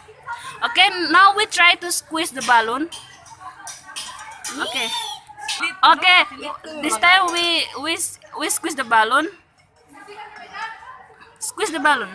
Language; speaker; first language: English; non-native, learner; Indonesian